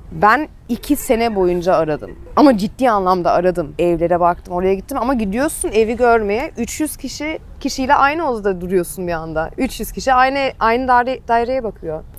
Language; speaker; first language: Turkish; early bilingual, heritage; Turkish